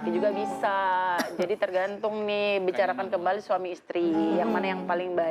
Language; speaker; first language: Indonesian; native; Indonesian